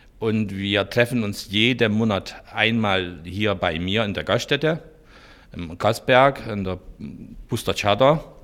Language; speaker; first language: German; non-native, fluent; Hungarian